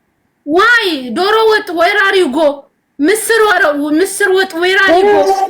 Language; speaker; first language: English; non-native, learner; Amharic